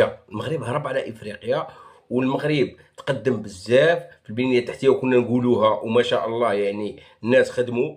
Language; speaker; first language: Arabic; native; Arabic